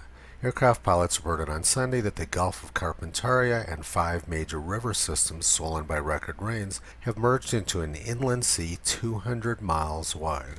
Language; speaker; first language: English; native; English